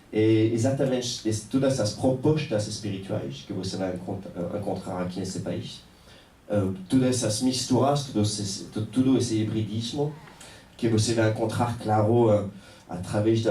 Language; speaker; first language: Portuguese; non-native, fluent; French